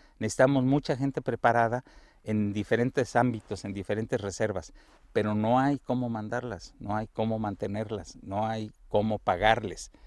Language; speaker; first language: Spanish; native; Spanish